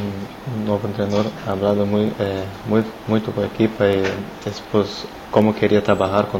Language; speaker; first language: Portuguese; non-native, learner; Spanish